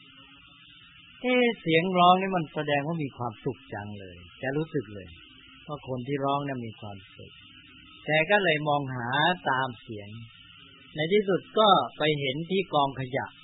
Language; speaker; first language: Thai; native; Thai